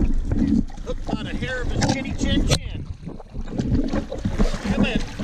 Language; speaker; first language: English; native; English